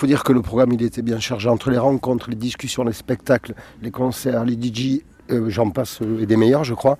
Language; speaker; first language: French; native; French